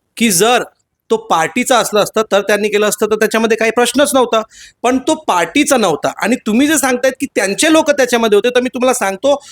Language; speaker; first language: Marathi; non-native, local second language; Hindi